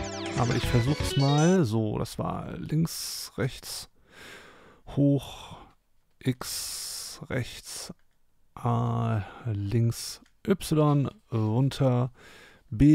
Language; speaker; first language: German; native; German